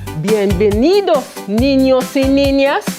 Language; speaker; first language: Spanish; non-native, fluent; English